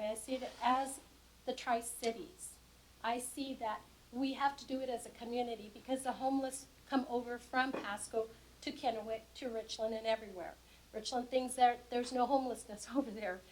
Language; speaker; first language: English; native; English